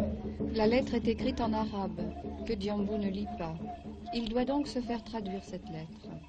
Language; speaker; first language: French; native; French